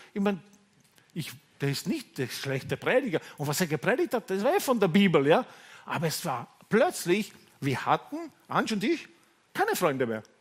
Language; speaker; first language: German; non-native, fluent; Italian